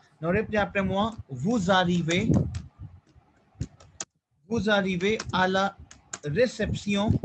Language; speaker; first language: French; non-native, fluent; Hindi